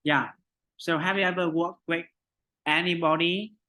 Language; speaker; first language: English; non-native, fluent; Vietnamese